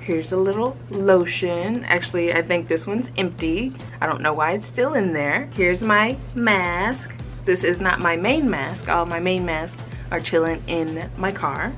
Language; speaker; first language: English; native; English